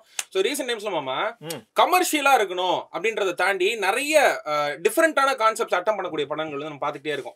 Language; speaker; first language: Tamil; native; Tamil